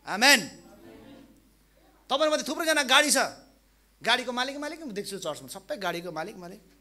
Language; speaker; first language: Nepali; non-native, local second language; Limburgish